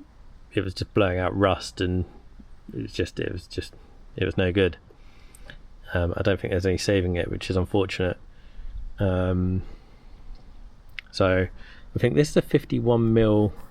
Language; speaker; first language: English; native; English